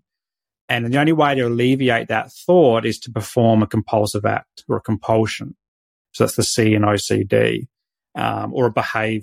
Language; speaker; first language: English; native; English